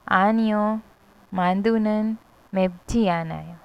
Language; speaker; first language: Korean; non-native, fluent; Hindi